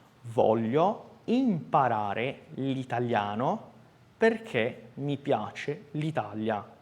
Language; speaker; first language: Italian; non-native, fluent; Portuguese